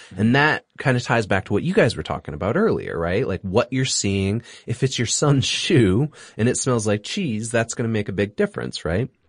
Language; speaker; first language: English; native; English